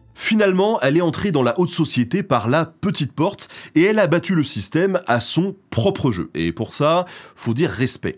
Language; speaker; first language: French; native; French